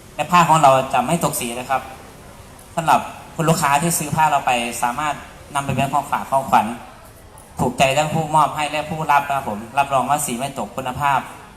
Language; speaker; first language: Thai; native; Thai